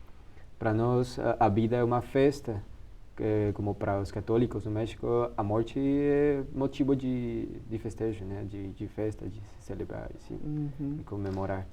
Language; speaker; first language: Portuguese; non-native, fluent; Spanish